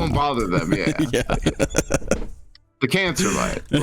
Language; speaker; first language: English; native; English